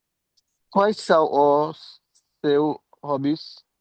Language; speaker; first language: Portuguese; non-native, learner; Bangla